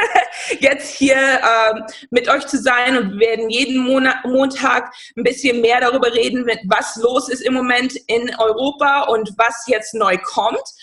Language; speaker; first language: German; non-native, fluent; English